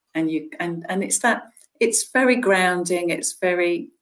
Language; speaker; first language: English; native; English